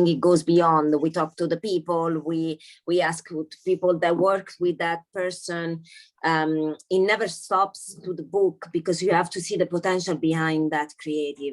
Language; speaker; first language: English; non-native, fluent; Italian